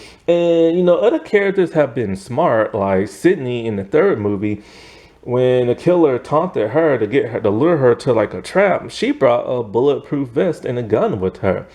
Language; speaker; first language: English; native; English